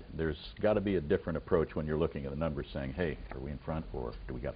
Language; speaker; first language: English; native; English